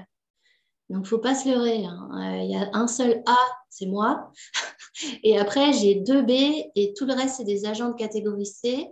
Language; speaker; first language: French; native; French